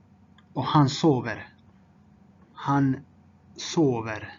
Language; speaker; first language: Swedish; non-native, fluent; Tigrinya